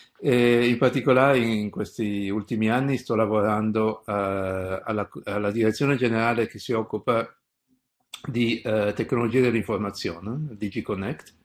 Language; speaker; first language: Italian; native; Italian